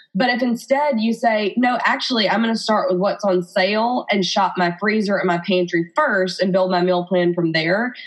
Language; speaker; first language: English; native; English